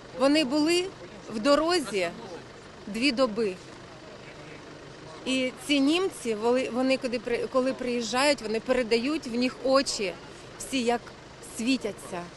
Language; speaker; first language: Ukrainian; non-native, local second language; Russian